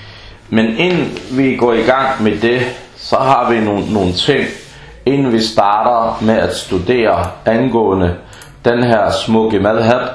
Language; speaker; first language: Danish; early bilingual, other home language; Arabic